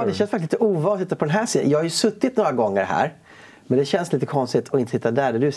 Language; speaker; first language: Swedish; native; Swedish